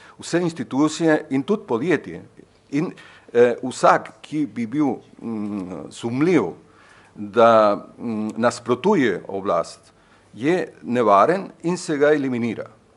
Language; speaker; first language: Slovenian; non-native, fluent; Spanish